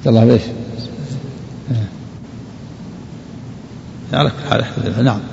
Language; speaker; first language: Arabic; native; Arabic